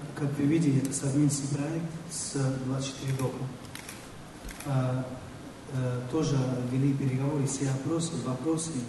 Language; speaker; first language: Russian; non-native, fluent; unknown